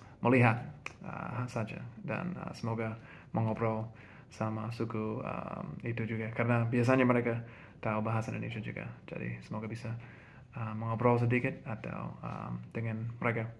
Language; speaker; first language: Indonesian; non-native, fluent; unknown